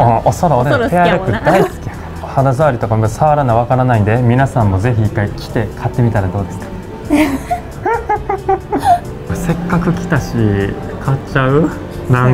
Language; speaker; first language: Japanese; native; Japanese